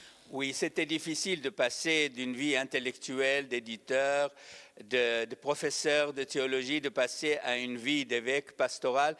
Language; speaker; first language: French; non-native, fluent; Arabic